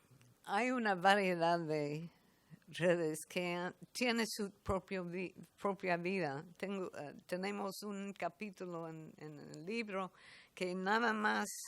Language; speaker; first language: Spanish; non-native, fluent; English